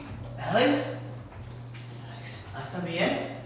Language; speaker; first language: Spanish; non-native, learner; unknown